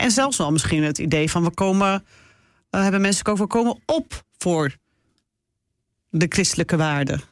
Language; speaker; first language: Dutch; native; Dutch